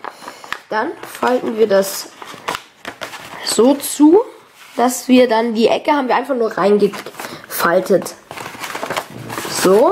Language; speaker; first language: German; native; German